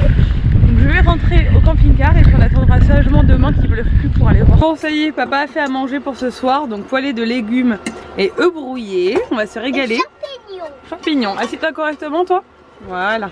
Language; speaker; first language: French; native; French